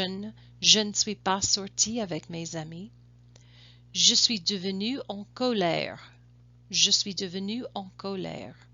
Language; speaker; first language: French; non-native, fluent; English